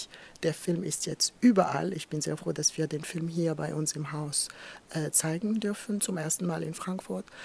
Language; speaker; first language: German; non-native, fluent; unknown